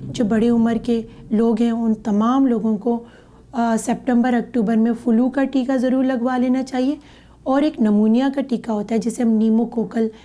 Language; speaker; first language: Urdu; native; Urdu